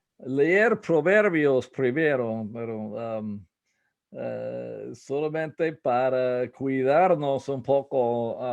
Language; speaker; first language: Spanish; non-native, fluent; English